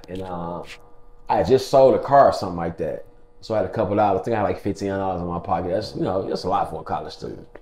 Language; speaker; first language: English; native; English